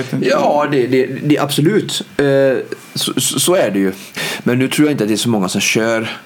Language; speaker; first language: Swedish; native; Swedish